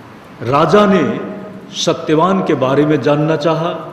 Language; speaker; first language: Hindi; native; Hindi